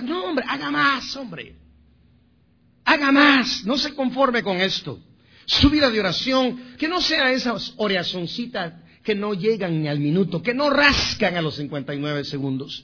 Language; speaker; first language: Spanish; native; Spanish